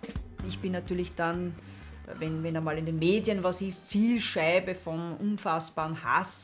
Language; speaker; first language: German; native; German